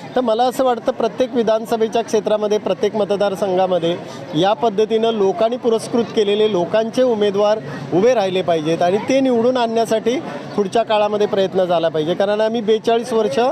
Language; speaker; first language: Marathi; native; Marathi